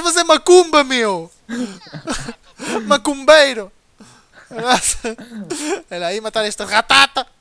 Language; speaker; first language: Portuguese; native; Portuguese